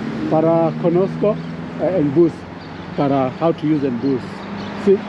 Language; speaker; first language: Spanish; non-native, learner; English